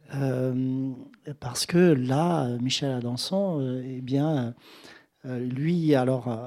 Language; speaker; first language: French; native; French